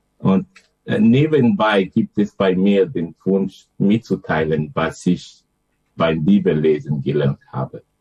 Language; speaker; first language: German; non-native, fluent; French